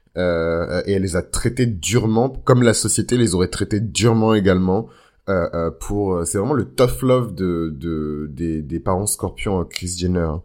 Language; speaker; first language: French; native; French